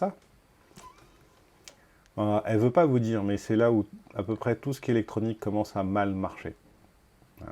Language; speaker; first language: French; native; French